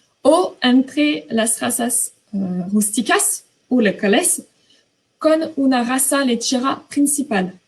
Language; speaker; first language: Spanish; non-native, fluent; French